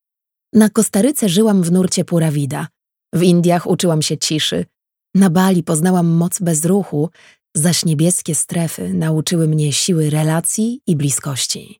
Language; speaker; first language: Polish; native; Polish